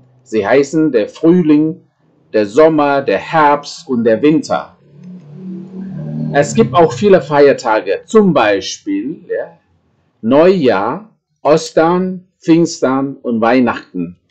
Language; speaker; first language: German; non-native, fluent; Indonesian